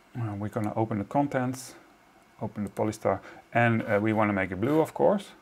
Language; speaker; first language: English; non-native, fluent; Dutch